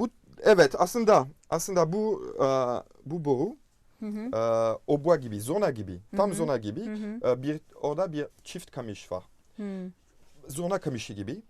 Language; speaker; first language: Turkish; non-native, fluent; French